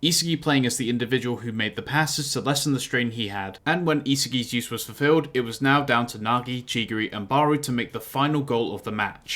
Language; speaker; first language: English; native; English